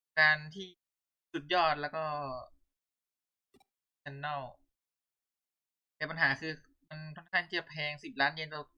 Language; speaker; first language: Thai; native; Thai